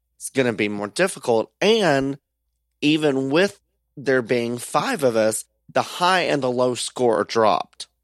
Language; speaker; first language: English; native; English